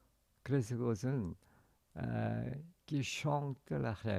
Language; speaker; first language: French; non-native, fluent; Korean